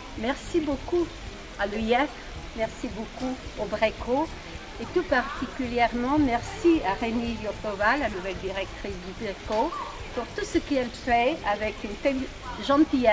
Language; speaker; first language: French; non-native, fluent; Macedonian